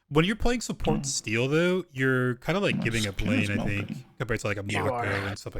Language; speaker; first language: English; native; English